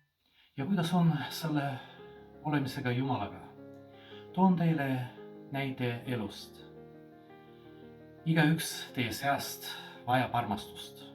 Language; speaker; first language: Estonian; non-native, fluent; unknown